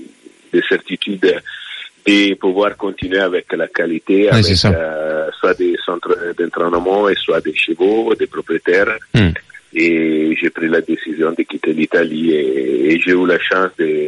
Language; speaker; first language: French; non-native, fluent; Italian